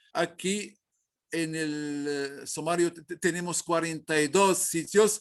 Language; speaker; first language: Spanish; non-native, learner; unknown